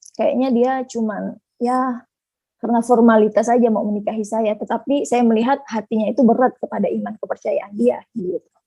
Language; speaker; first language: Indonesian; native; Indonesian